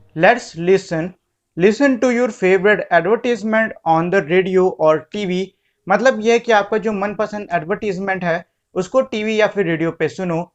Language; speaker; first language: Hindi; native; Hindi